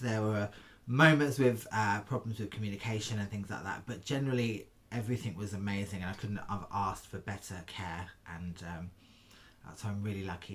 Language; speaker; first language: English; native; English